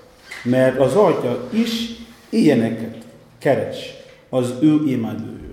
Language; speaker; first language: Hungarian; non-native, fluent; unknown